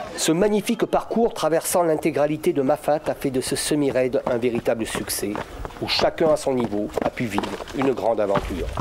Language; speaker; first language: French; native; French